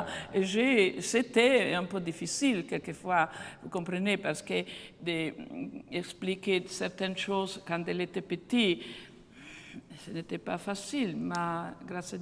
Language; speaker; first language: French; non-native, fluent; Italian